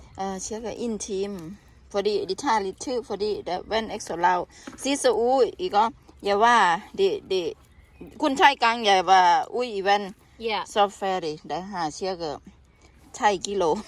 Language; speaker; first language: Danish; non-native, learner; Thai